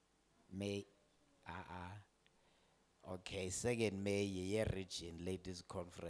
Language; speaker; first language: English; non-native, local second language; Xhosa